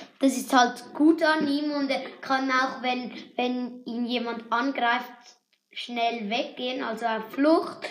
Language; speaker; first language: German; native; German